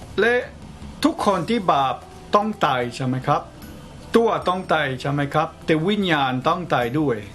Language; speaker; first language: Thai; non-native, fluent; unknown